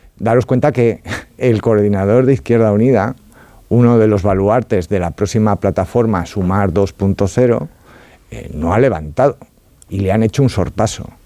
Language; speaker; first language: Spanish; native; Spanish